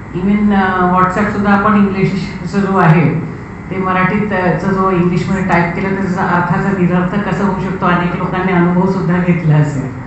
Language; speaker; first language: Marathi; non-native, local second language; Hindi